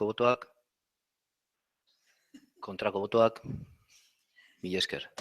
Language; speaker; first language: Basque; non-native, local second language; Spanish